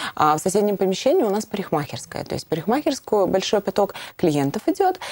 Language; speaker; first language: Russian; native; Russian